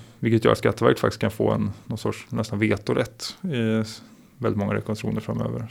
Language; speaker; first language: Swedish; native; Swedish